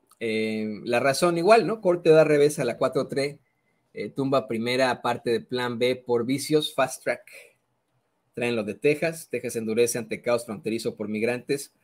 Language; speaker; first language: Spanish; native; Spanish